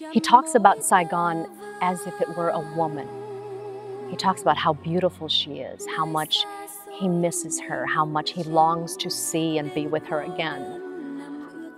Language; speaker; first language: English; early bilingual, other home language; Vietnamese